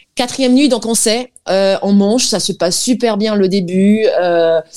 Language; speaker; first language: French; native; French